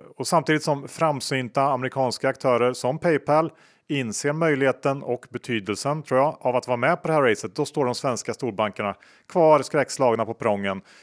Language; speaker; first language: Swedish; native; Swedish